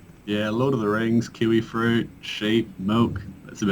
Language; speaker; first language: English; native; English